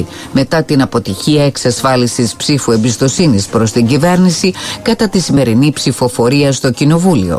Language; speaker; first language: Greek; native; Greek